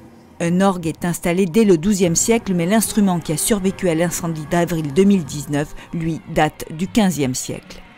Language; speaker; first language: French; native; French